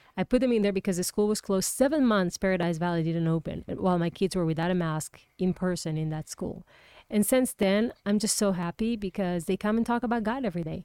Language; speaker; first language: English; non-native, fluent; Hebrew